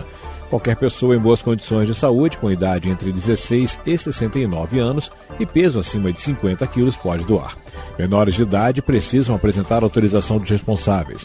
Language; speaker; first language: Portuguese; native; Portuguese